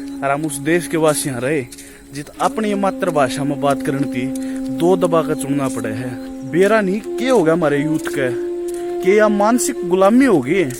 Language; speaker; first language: Hindi; native; Hindi